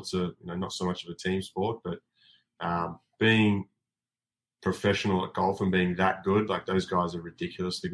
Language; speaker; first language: English; native; English